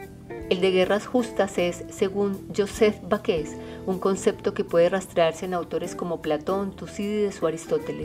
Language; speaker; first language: Spanish; native; Spanish